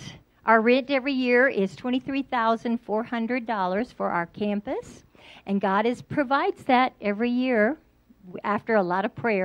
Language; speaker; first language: English; native; English